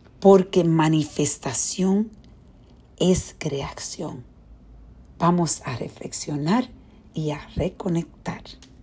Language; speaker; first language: Spanish; early bilingual, heritage; Spanish